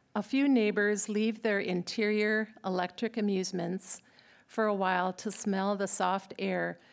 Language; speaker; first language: English; native; English